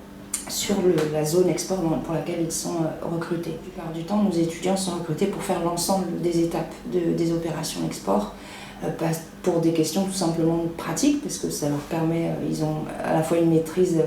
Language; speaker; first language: French; native; French